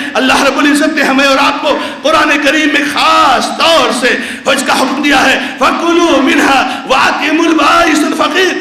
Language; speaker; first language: Urdu; non-native, local second language; Konkani